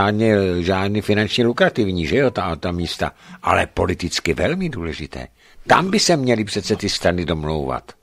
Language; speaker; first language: Czech; native; Czech